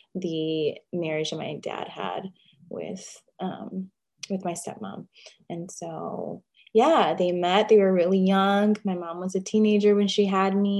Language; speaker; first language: English; native; English